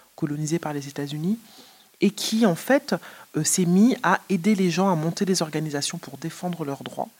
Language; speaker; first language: French; native; French